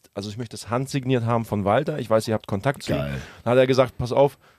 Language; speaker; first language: German; early bilingual, other home language; Russian